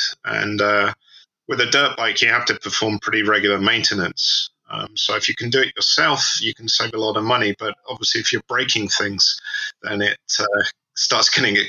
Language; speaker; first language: English; native; English